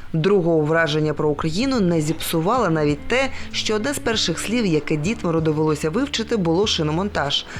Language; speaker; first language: Ukrainian; native; Ukrainian